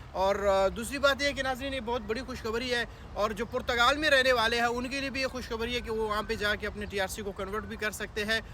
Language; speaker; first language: Hindi; non-native, local second language; Punjabi